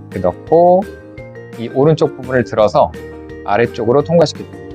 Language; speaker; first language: Korean; native; Korean